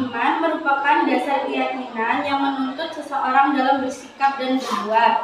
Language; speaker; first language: Indonesian; native; Indonesian